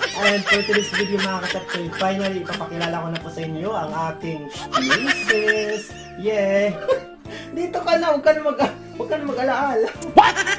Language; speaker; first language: Filipino; non-native, local second language; Waray